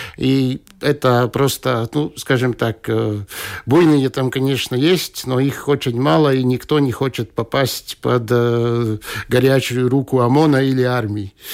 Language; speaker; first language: Russian; non-native, local second language; Latvian